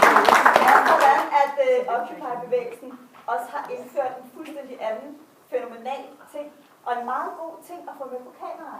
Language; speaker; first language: Danish; native; Danish